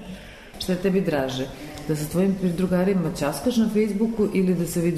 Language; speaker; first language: Serbian; native; Serbian